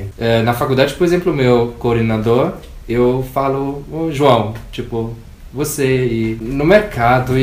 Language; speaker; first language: Portuguese; non-native, fluent; German